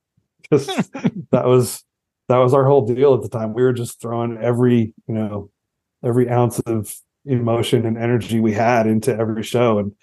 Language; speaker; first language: English; native; English